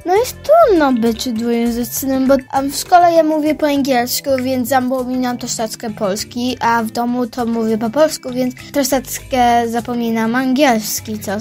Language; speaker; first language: Polish; early bilingual, heritage; Polish